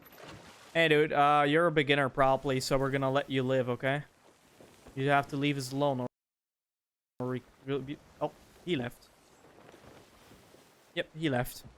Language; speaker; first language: English; non-native, fluent; Dutch